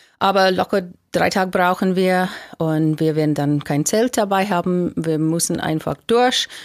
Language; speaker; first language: German; non-native, fluent; English